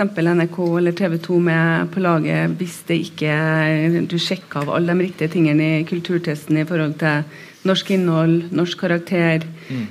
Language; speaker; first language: Norwegian; native; Norwegian